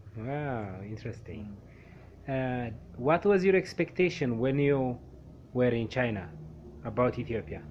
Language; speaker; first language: English; non-native, local second language; Amharic